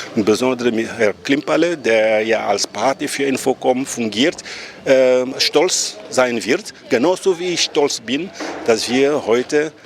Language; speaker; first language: German; non-native, fluent; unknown